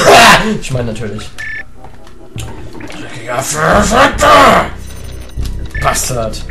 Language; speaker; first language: German; native; German